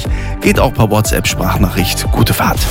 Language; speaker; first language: German; native; German